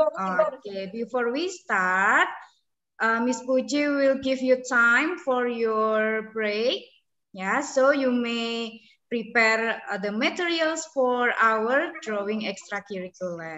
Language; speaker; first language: English; non-native, local second language; Indonesian